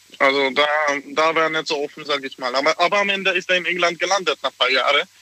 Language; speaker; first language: German; non-native, fluent; Hungarian